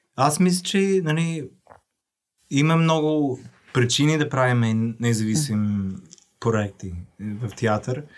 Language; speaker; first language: Bulgarian; non-native, fluent; English